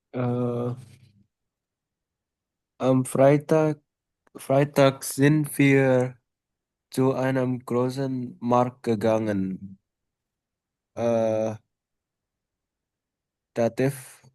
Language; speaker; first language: German; non-native, learner; Indonesian